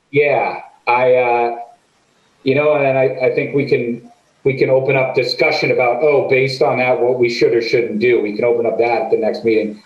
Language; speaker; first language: English; native; English